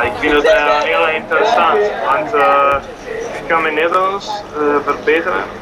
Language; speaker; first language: Dutch; non-native, learner; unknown